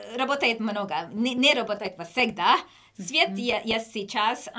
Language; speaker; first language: Russian; non-native, learner; English